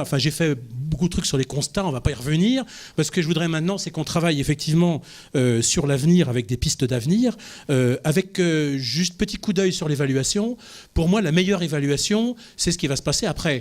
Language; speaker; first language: French; native; French